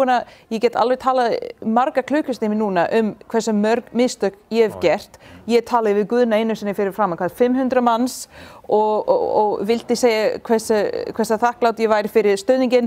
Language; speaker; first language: Icelandic; non-native, fluent; English